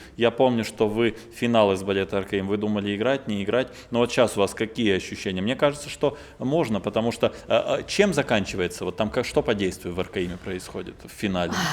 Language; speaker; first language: Russian; native; Russian